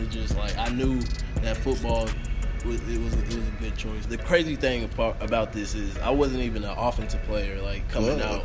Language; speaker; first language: English; native; English